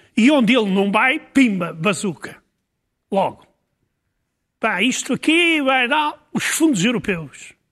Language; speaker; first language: Portuguese; native; Portuguese